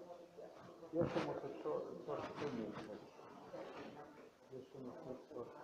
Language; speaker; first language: Polish; non-native, learner; Czech